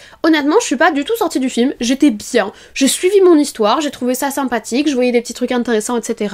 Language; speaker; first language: French; native; French